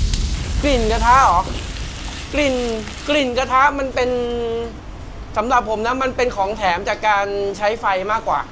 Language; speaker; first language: Thai; native; Thai